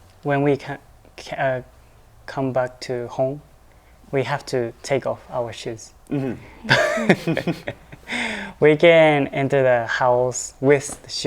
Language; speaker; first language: English; non-native, learner; Japanese